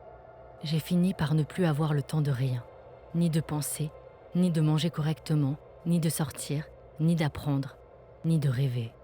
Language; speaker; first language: French; native; French